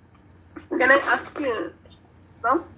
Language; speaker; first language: English; non-native, learner; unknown